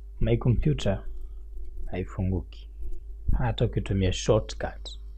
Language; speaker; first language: Swahili; native; Swahili